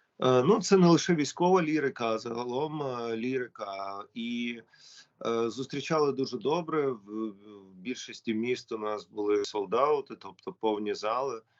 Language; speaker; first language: Ukrainian; non-native, local second language; Russian